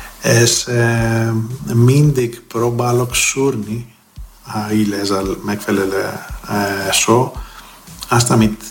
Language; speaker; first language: Hungarian; non-native, learner; Greek